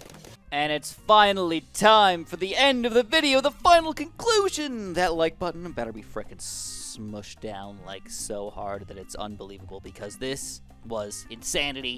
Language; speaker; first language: English; native; English